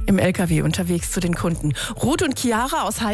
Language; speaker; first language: German; native; German